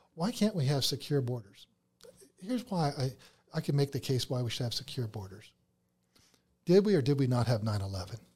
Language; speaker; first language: English; native; English